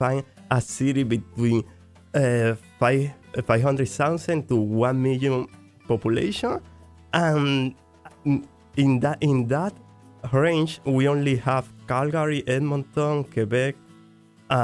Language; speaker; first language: English; non-native, fluent; Spanish